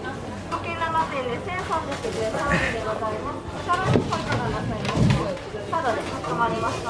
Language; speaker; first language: Japanese; native; Japanese